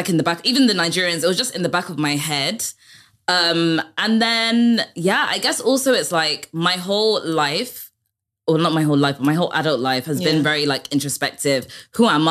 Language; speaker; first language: English; native; English